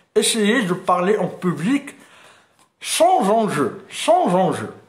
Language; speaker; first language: French; non-native, local second language; Arabic